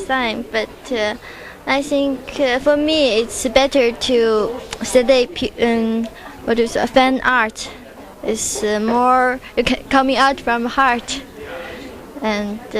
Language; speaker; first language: English; non-native, learner; Chinese